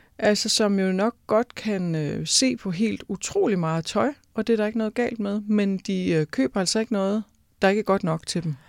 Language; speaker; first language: Danish; native; Danish